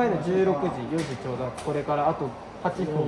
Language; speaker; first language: Japanese; native; Japanese